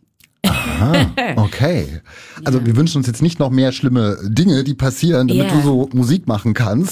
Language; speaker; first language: German; native; German